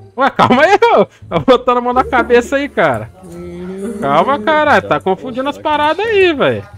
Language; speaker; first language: Portuguese; native; Portuguese